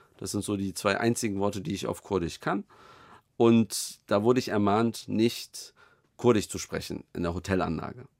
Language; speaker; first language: German; native; German